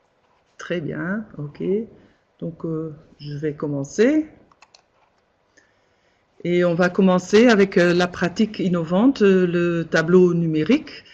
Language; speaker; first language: French; non-native, local second language; Dutch